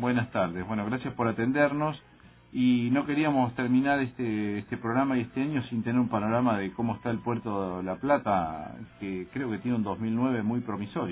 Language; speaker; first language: Spanish; native; Spanish